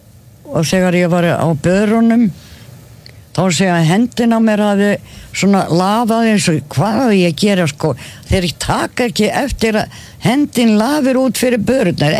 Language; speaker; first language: Icelandic; non-native, fluent; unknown